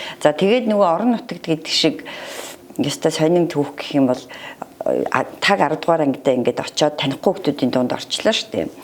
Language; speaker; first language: Mongolian; native; Mongolian